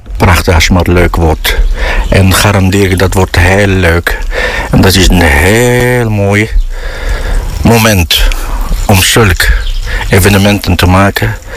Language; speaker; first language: Dutch; non-native, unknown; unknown